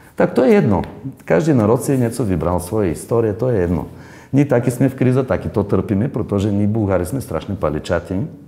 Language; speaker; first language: Czech; non-native, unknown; Bulgarian